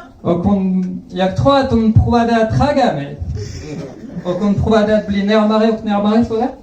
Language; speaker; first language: Swedish; non-native, fluent; French